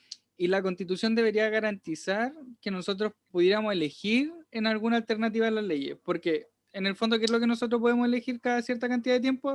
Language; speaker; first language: Spanish; native; Spanish